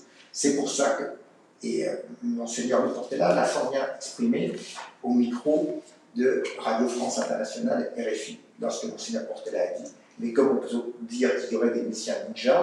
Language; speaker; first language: French; native; French